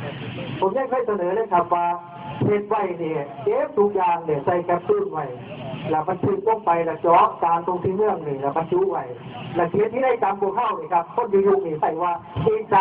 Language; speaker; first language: Thai; non-native, local second language; Lao